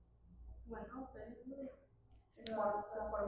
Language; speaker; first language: Spanish; native; Spanish